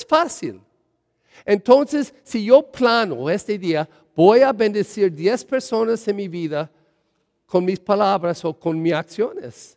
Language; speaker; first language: Spanish; early bilingual, heritage; English